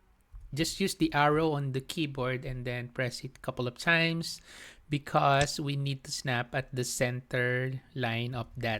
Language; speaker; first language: English; non-native, local second language; Filipino